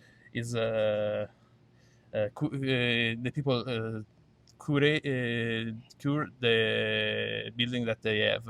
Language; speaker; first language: English; non-native, learner; Italian